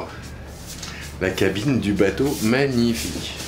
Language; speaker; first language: French; native; French